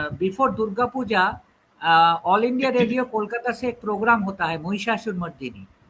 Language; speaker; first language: Hindi; non-native, local second language; Bangla